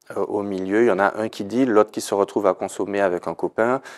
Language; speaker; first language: French; native; French